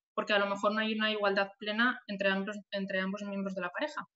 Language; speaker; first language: Spanish; native; Spanish